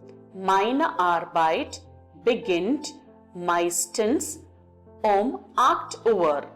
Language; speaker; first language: German; non-native, fluent; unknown